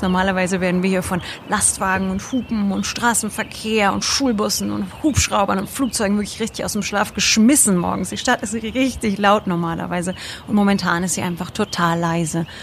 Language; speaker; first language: German; native; German